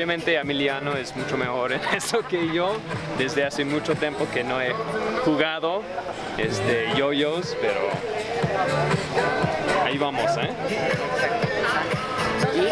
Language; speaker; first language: Spanish; non-native, fluent; English